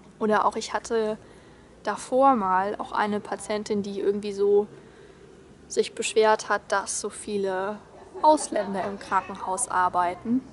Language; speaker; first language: German; native; German